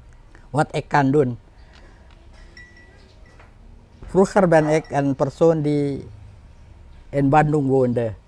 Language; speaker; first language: Dutch; non-native, fluent; Indonesian